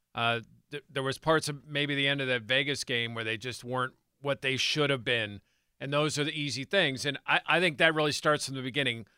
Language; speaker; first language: English; native; English